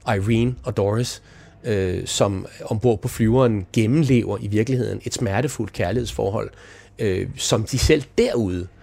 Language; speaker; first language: Danish; native; Danish